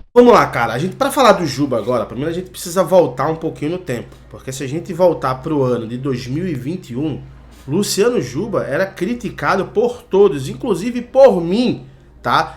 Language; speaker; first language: Portuguese; native; Portuguese